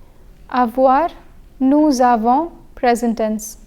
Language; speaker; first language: French; non-native, fluent; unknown